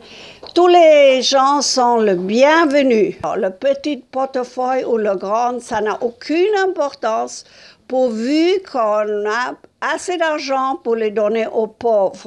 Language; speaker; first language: French; non-native, fluent; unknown